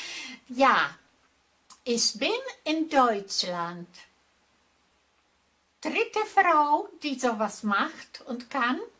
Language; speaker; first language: German; non-native, fluent; Czech